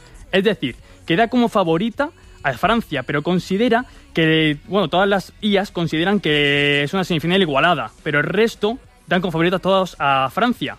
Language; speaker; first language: Spanish; native; Spanish